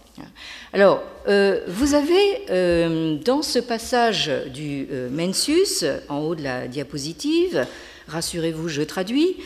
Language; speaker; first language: French; native; French